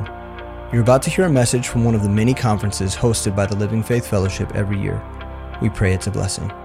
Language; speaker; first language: English; native; English